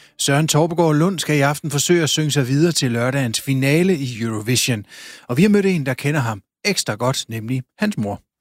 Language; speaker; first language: Danish; native; Danish